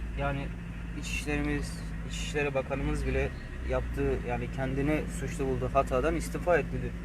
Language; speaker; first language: Turkish; native; Turkish